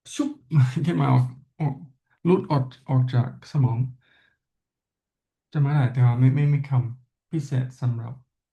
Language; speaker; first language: Thai; non-native, learner; English